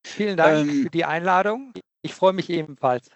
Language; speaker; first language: German; native; German